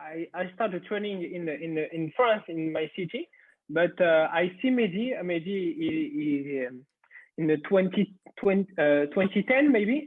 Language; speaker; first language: English; non-native, learner; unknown